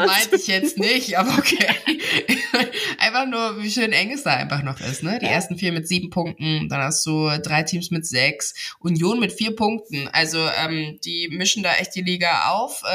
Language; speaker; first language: German; native; German